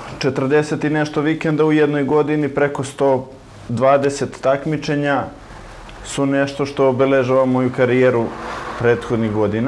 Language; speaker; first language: Serbian; native; Serbian